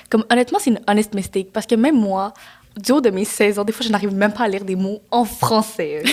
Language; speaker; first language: French; native; French